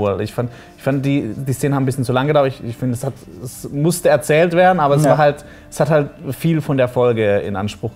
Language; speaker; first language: German; native; German